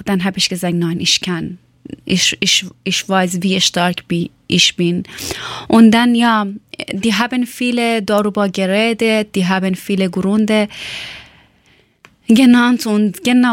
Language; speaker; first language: German; non-native, learner; Persian